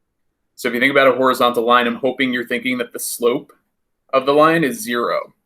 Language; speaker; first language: English; native; English